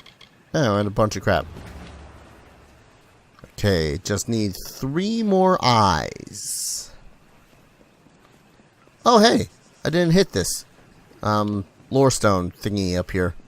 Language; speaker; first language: English; native; English